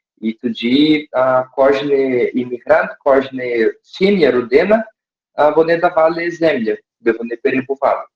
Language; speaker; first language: Ukrainian; early bilingual, heritage; Portuguese